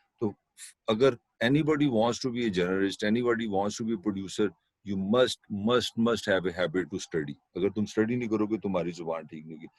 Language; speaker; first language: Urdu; non-native, local second language; Punjabi